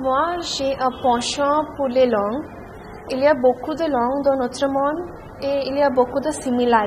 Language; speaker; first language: French; non-native, fluent; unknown